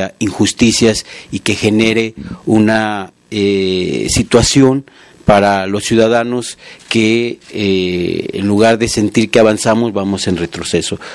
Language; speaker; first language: Spanish; native; Spanish